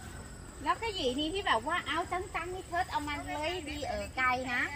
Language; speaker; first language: Vietnamese; non-native, learner; Thai